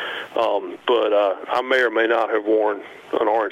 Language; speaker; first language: English; native; English